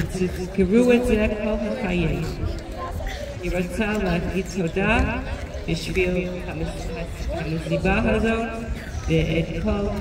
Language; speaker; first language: Hebrew; non-native, fluent; English